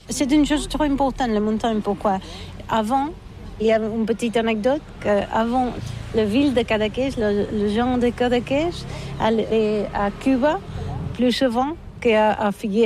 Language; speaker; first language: French; non-native, learner; Catalan